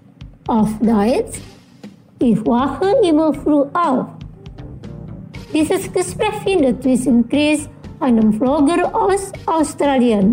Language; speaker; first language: German; non-native, fluent; Indonesian